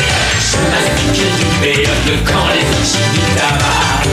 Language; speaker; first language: French; native; French